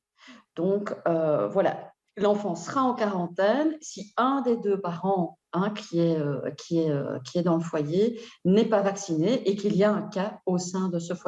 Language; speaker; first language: French; native; French